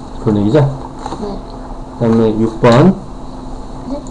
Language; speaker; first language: Korean; native; Korean